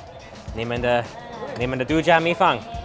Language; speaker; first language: Chinese; non-native, learner; English